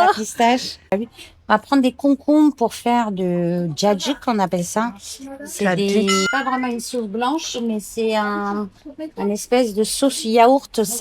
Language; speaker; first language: French; non-native, fluent; Turkish